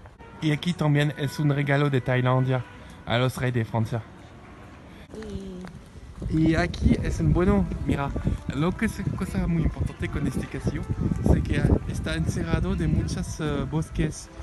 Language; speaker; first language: Spanish; non-native, learner; French